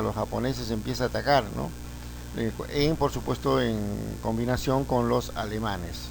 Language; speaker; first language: Spanish; native; Spanish